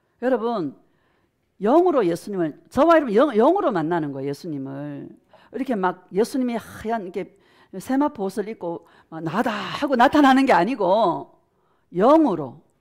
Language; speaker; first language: Korean; native; Korean